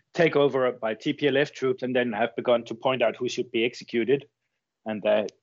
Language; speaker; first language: English; non-native, fluent; Danish